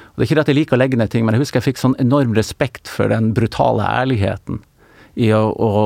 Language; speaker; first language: Norwegian; native; Norwegian